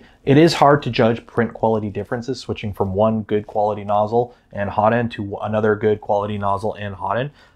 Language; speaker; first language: English; native; English